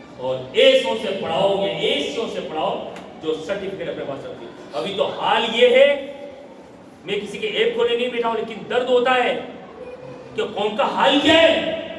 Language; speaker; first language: Urdu; non-native, local second language; Gujarati